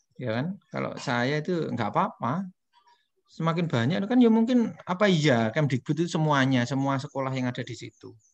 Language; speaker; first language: Indonesian; non-native, local second language; Javanese